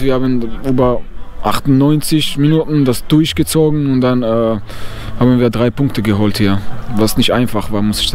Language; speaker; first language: German; non-native, fluent; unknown